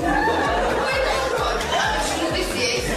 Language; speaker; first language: Russian; early bilingual, heritage; Russian